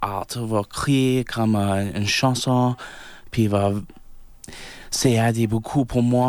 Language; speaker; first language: French; non-native, local second language; English